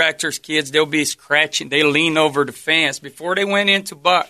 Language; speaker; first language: English; non-native, fluent; Portuguese